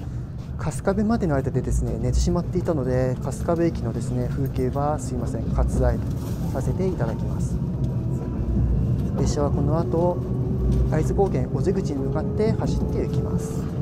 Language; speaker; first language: Japanese; native; Japanese